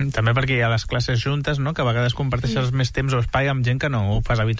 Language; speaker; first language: Catalan; native; Catalan